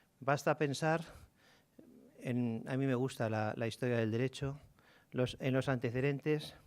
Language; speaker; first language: Spanish; native; Spanish